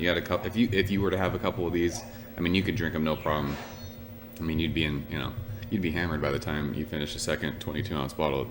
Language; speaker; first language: English; native; English